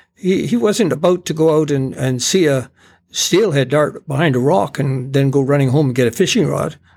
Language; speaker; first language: English; native; English